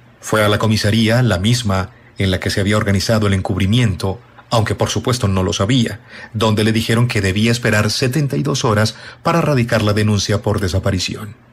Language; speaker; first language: Spanish; native; Spanish